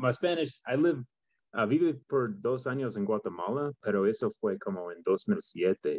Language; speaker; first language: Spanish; non-native, learner; English